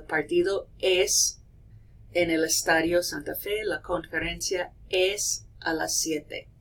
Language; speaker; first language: Spanish; non-native, fluent; English